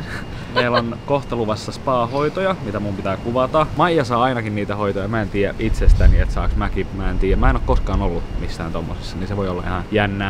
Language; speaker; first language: Finnish; native; Finnish